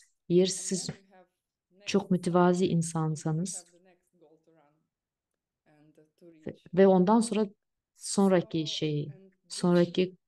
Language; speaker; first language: Turkish; non-native, fluent; Russian